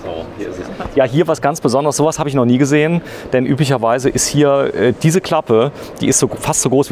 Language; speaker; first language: German; native; German